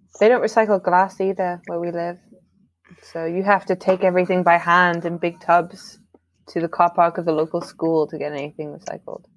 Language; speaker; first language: English; native; English